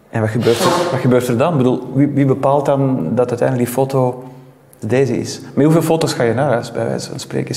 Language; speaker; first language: Dutch; native; Dutch